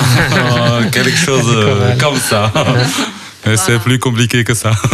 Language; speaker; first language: French; non-native, learner; Chinese